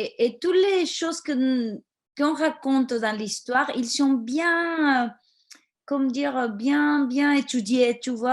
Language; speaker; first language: French; non-native, fluent; Spanish